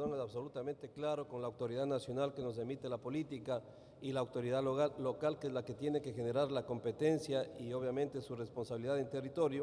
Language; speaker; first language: Spanish; native; Spanish